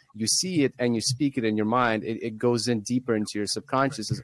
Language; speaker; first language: English; early bilingual, other home language; Russian